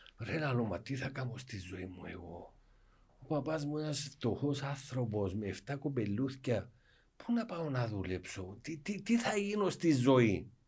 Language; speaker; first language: Greek; native; Greek